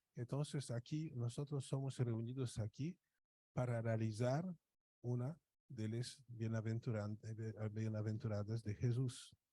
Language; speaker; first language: Spanish; non-native, fluent; Polish